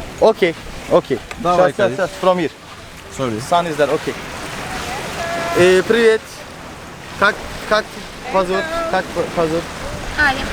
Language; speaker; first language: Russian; non-native, learner; Turkish